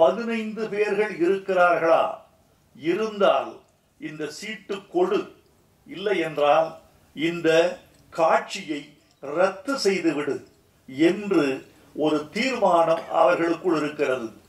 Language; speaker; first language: Tamil; native; Tamil